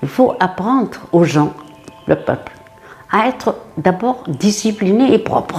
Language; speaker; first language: French; non-native, local second language; Arabic